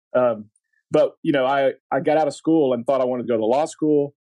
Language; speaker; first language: English; native; English